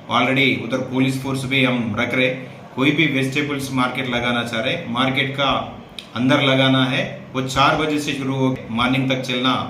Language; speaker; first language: Hindi; non-native, local second language; Telugu